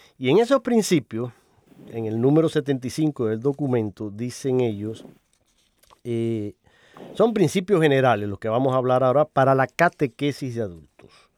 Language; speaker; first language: Spanish; native; Spanish